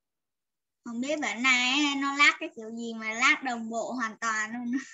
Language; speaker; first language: Vietnamese; native; Vietnamese